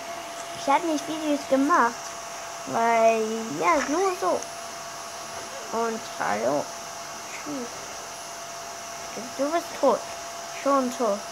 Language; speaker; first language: German; non-native, learner; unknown